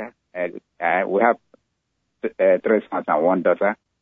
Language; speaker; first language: English; non-native, local second language; Igbo